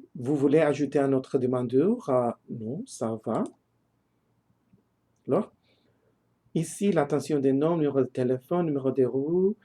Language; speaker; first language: French; non-native, learner; English